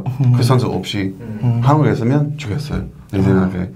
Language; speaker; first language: Korean; non-native, learner; English